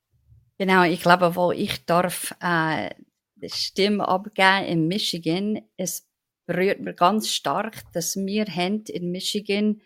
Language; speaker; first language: German; non-native, fluent; English